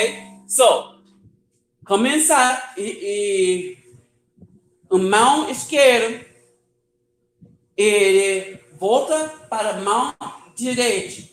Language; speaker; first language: Portuguese; non-native, learner; English